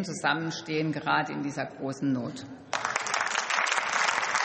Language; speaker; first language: German; native; German